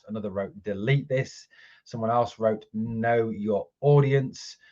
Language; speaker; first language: English; native; English